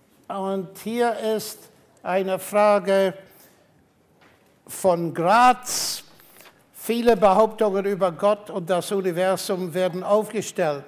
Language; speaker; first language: German; non-native, fluent; English